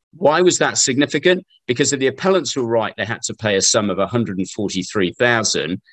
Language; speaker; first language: English; native; English